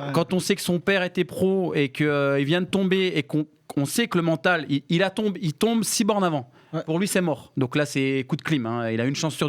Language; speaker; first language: French; native; French